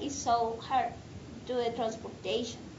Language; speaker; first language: English; non-native, fluent; Spanish